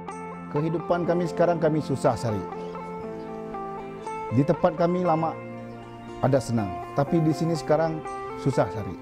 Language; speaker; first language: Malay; non-native, local second language; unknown